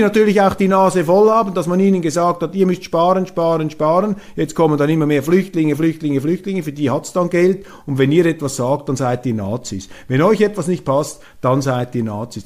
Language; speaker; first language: German; native; German